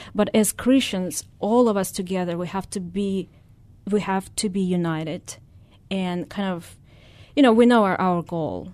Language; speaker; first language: English; non-native, fluent; Russian